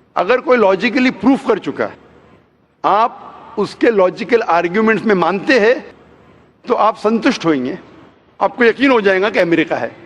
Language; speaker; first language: Hindi; non-native, local second language; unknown